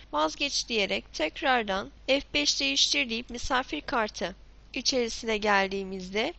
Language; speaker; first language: Turkish; native; Turkish